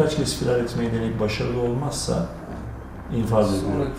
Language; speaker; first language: Turkish; native; Turkish